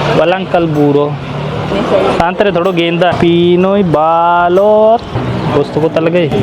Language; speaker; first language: Filipino; non-native, learner; Hindi